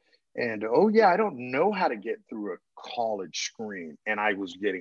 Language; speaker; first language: English; native; English